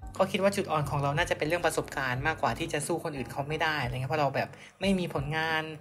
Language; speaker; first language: Thai; native; Thai